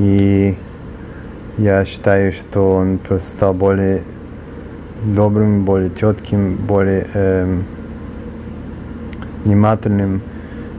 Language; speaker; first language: Russian; early bilingual, heritage; Russian